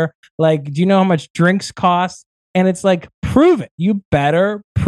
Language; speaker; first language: English; native; English